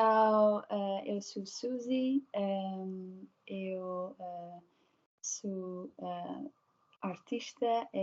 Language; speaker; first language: Portuguese; non-native, learner; Dutch